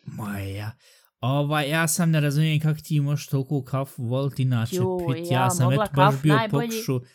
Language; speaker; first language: Bosnian; early bilingual, heritage; Bosnian